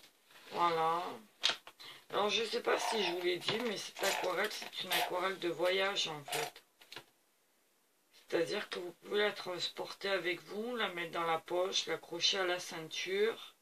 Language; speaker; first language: French; native; French